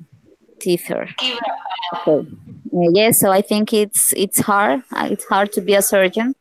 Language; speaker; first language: English; non-native, learner; Spanish